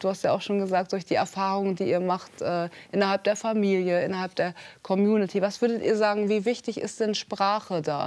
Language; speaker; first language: German; native; German